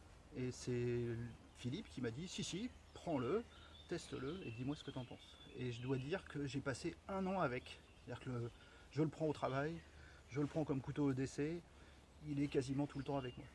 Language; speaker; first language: French; native; French